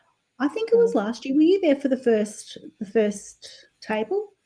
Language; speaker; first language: English; native; English